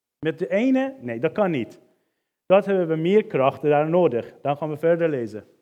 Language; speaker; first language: Dutch; non-native, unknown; Persian